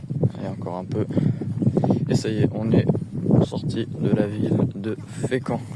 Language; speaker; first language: French; native; French